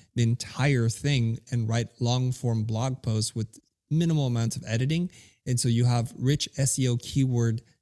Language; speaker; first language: English; early bilingual, other home language; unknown